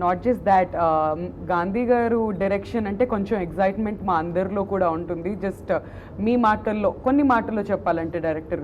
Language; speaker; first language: Telugu; native; Telugu